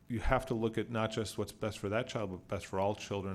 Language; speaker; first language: English; native; English